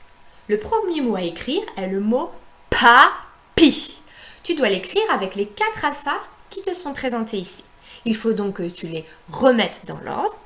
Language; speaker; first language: French; native; French